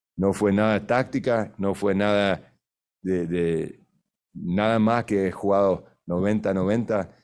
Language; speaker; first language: Spanish; early bilingual, heritage; Spanish